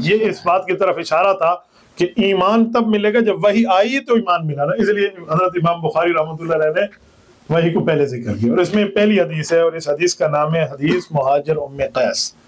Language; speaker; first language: Urdu; non-native, local second language; Punjabi